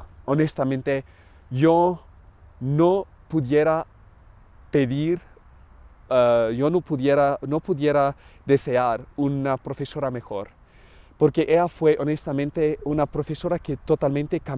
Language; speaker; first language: Spanish; non-native, fluent; English